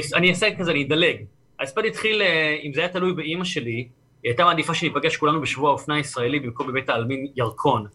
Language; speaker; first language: Hebrew; native; Hebrew